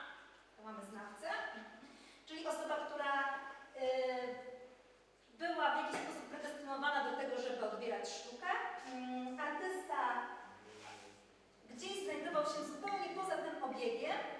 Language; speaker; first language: Polish; native; Polish